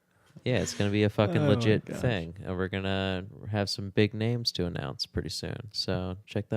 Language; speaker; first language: English; native; English